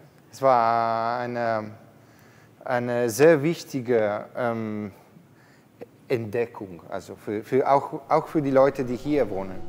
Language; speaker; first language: German; non-native, fluent; Italian